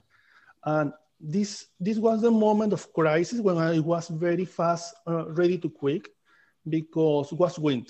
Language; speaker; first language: English; non-native, fluent; Spanish